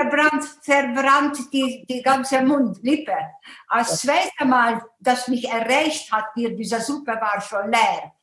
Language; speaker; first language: German; non-native, fluent; Hungarian